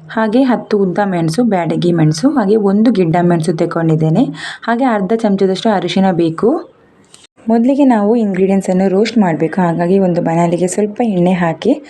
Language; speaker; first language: Kannada; non-native, local second language; Tulu